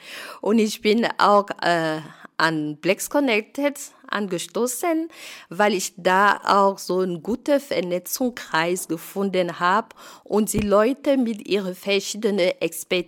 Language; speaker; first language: German; non-native, fluent; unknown